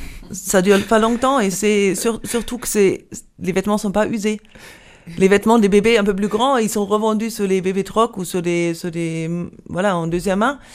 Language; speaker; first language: French; non-native, fluent; German